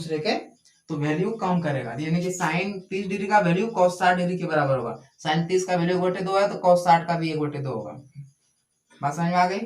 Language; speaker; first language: Hindi; native; Hindi